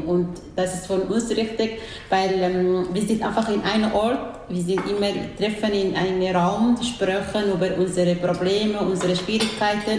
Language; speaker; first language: German; non-native, learner; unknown